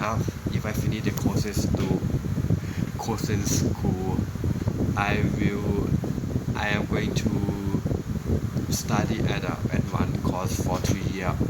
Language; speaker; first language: English; non-native, learner; Thai